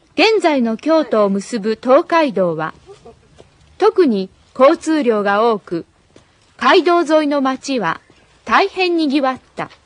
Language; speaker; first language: Japanese; native; Japanese